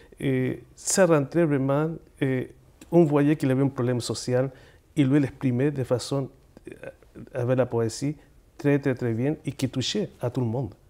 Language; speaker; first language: French; non-native, fluent; Spanish